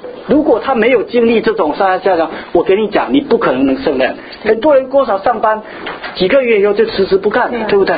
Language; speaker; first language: Chinese; native; Chinese